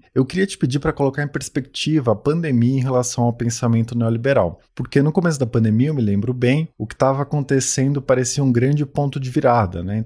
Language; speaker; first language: Portuguese; native; Portuguese